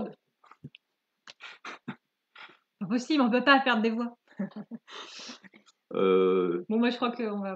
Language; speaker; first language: French; native; French